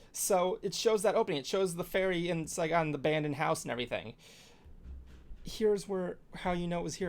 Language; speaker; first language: English; native; English